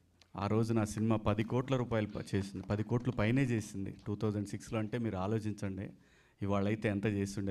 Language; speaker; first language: Telugu; native; Telugu